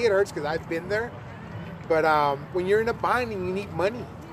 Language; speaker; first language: English; early bilingual, other home language; Spanish